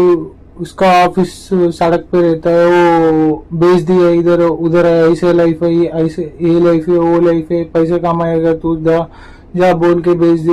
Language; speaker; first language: Hindi; non-native, local second language; Telugu